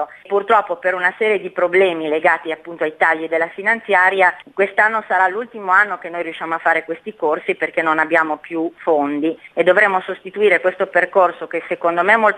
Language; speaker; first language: Italian; native; Italian